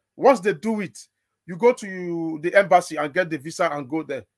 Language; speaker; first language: English; non-native, local second language; Igbo